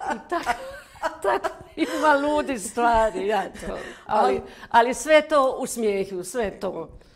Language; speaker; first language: Croatian; non-native, fluent; German